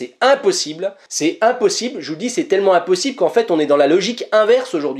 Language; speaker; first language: French; native; French